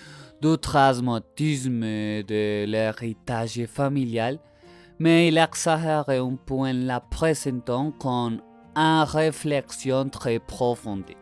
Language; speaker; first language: French; non-native, learner; Spanish